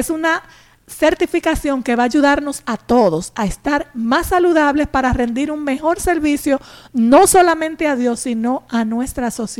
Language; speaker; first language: Spanish; native; Spanish